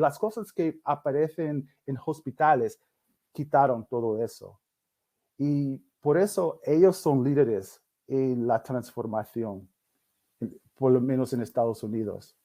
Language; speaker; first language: Spanish; non-native, fluent; English